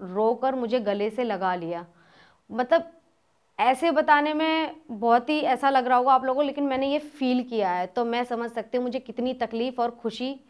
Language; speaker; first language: Hindi; native; Hindi